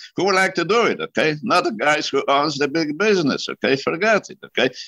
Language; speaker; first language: English; non-native, fluent; Polish